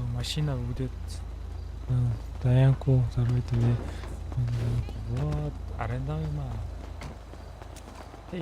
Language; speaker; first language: Russian; non-native, learner; Kara-Kalpak